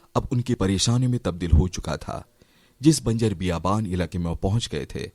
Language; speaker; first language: Hindi; non-native, local second language; Marathi